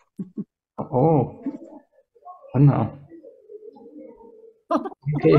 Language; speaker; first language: Chinese; non-native, learner; English